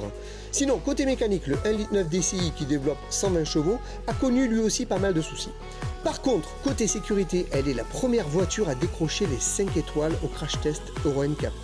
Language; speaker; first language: French; native; French